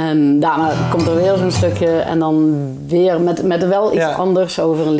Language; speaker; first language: Dutch; native; Dutch